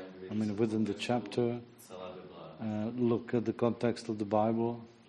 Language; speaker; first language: English; non-native, fluent; Czech